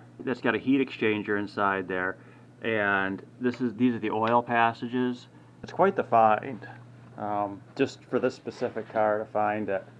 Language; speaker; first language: English; native; English